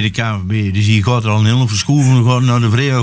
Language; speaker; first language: Dutch; native; Dutch